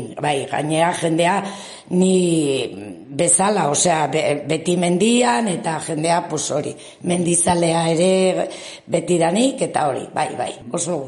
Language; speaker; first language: Basque; non-native, local second language; Spanish